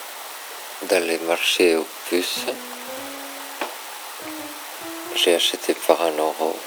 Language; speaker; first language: French; non-native, fluent; Spanish